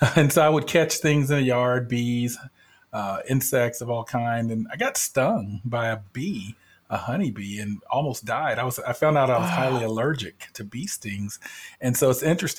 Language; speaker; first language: English; native; English